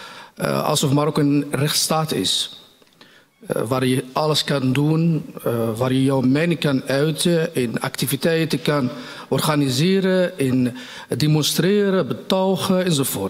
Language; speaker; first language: Dutch; non-native, fluent; Riffian